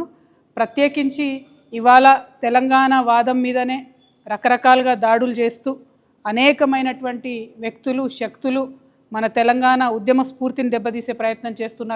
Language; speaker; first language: Telugu; native; Telugu